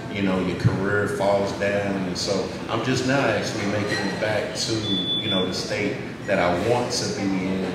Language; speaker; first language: English; native; English